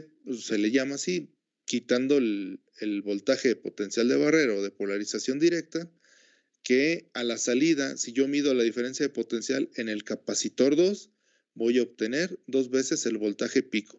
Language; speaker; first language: Spanish; native; Spanish